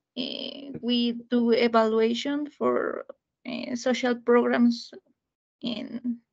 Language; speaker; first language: English; non-native, learner; Spanish